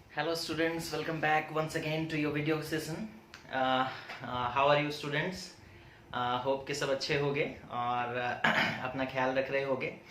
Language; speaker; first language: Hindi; non-native, local second language; Odia